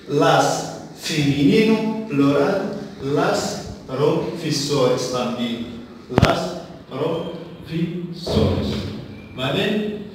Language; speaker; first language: Spanish; non-native, fluent; Arabic